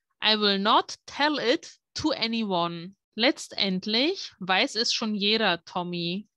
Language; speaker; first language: German; native; German